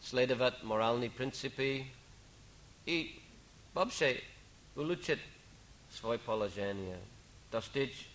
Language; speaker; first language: Russian; non-native, fluent; English